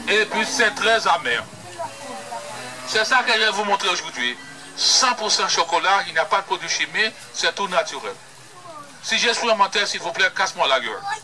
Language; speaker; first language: French; non-native, fluent; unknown